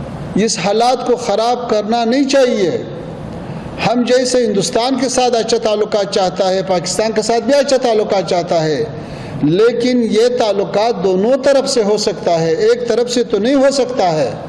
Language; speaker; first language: Hindi; non-native, fluent; Pashto